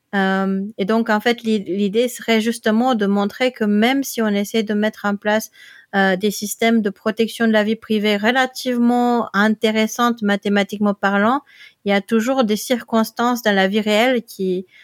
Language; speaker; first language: French; non-native, fluent; Dutch